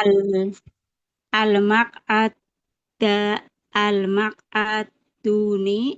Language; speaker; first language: Arabic; non-native, learner; Indonesian